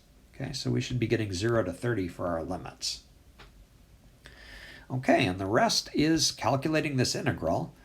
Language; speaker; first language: English; native; English